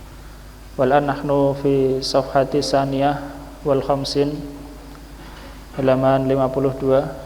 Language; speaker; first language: Arabic; non-native, fluent; Indonesian